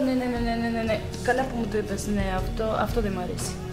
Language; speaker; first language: Greek; non-native, fluent; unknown